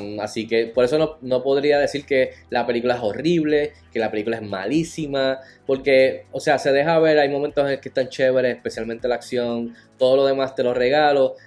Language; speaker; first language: Spanish; native; Spanish